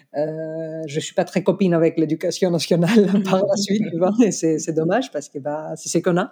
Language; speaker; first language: French; non-native, fluent; Greek